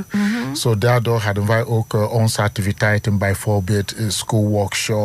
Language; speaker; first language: Dutch; non-native, fluent; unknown